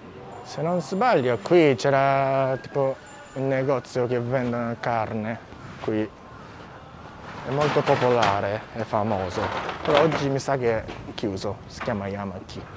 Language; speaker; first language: Italian; non-native, fluent; Japanese